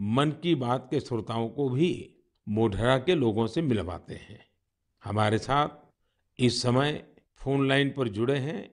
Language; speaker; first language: Hindi; non-native, local second language; Gujarati